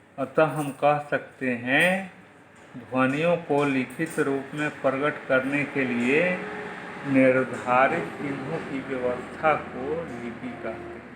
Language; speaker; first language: Hindi; native; Hindi